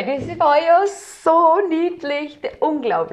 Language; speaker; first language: German; native; German